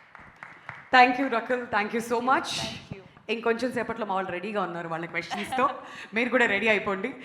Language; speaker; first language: Telugu; native; Telugu